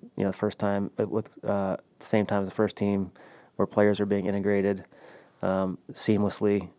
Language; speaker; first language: English; native; English